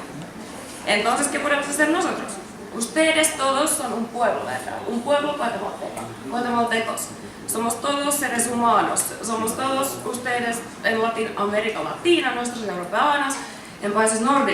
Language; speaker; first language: Spanish; non-native, learner; Finnish